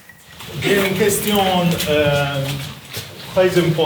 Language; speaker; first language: French; non-native, learner; English